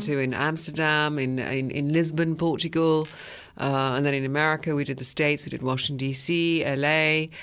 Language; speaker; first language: English; early bilingual, other home language; French